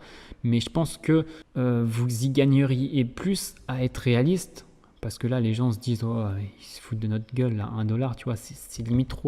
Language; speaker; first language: French; native; French